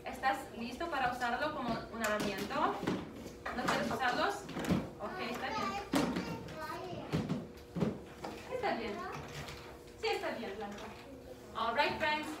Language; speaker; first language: Spanish; early bilingual, heritage; Spanish